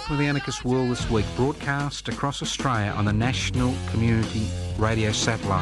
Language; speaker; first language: English; native; English